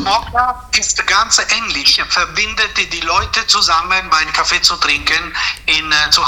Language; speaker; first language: German; non-native, fluent; Italian